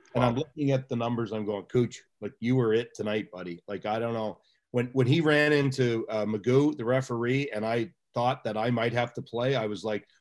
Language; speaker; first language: English; native; English